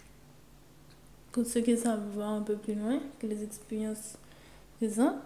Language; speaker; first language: French; native; French